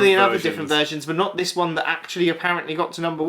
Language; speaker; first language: English; native; English